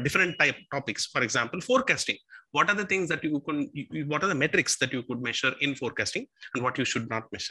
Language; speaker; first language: English; non-native, local second language; Tamil